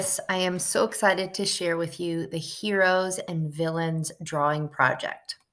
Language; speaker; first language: English; native; English